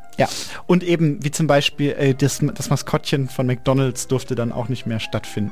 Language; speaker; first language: German; native; German